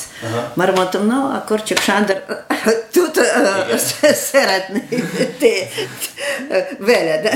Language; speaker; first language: Hungarian; non-native, learner; Russian